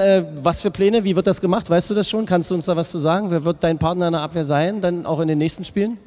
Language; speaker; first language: German; native; German